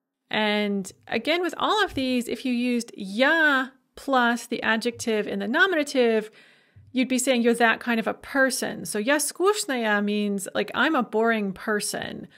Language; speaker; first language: English; native; English